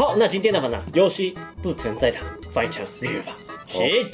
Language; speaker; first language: Chinese; non-native, fluent; Japanese